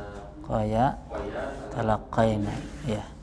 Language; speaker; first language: Arabic; non-native, fluent; Indonesian